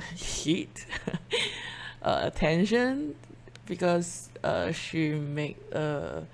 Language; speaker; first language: English; non-native, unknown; Chinese